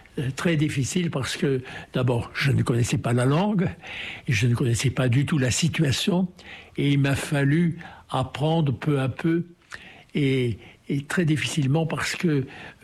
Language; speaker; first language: French; native; French